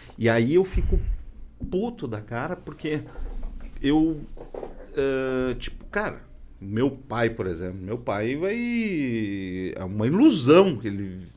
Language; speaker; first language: Portuguese; native; Portuguese